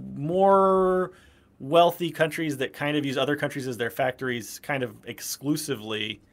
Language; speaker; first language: English; native; English